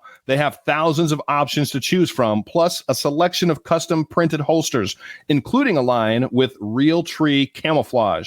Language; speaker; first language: English; native; English